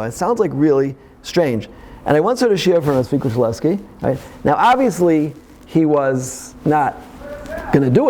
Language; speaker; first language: English; native; English